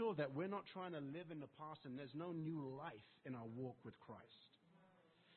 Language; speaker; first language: English; native; English